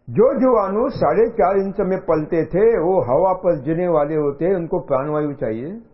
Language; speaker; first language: Hindi; non-native, local second language; Marathi